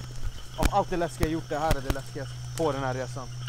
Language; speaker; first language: Swedish; native; Swedish